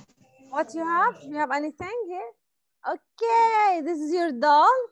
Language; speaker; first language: English; non-native, fluent; Arabic